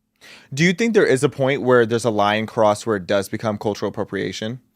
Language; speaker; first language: English; native; English